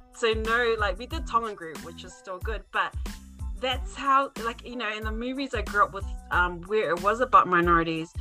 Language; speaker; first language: English; native; English